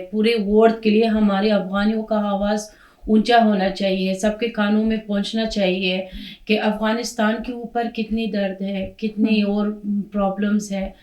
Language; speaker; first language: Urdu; non-native, fluent; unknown